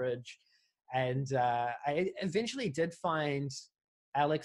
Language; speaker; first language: English; native; English